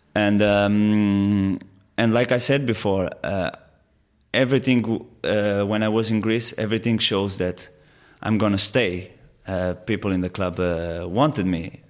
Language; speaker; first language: English; non-native, fluent; Portuguese